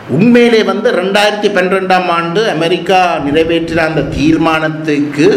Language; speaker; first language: Tamil; native; Tamil